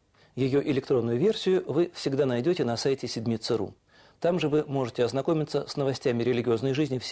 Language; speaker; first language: Russian; native; Russian